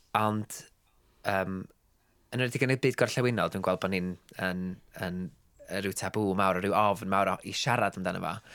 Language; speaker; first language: Welsh; native; Welsh